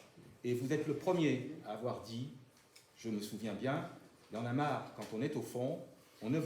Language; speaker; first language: French; native; French